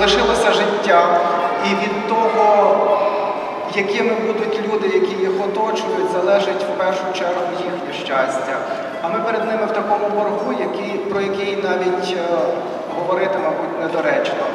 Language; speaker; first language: Ukrainian; native; Ukrainian